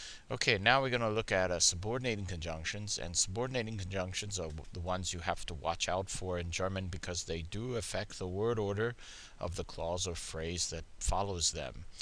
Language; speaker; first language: English; native; English